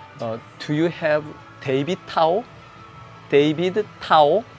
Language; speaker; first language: English; non-native, learner; Korean